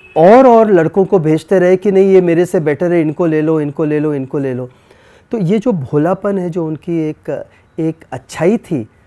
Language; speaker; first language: Hindi; native; Hindi